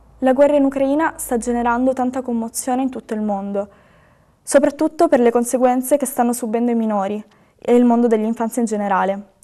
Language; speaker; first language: Italian; native; Italian